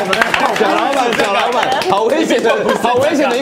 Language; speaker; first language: Chinese; native; Chinese